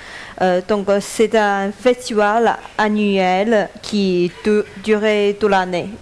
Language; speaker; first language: French; non-native, learner; Chinese